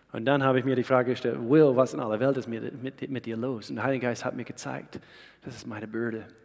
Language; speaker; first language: German; non-native, fluent; English